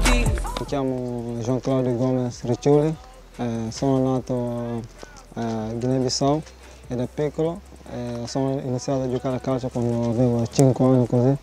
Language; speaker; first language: Italian; non-native, learner; Portuguese